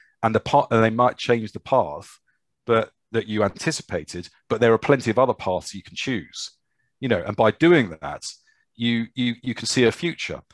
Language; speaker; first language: English; native; English